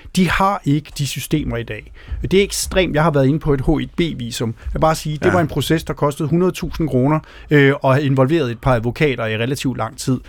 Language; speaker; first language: Danish; native; Danish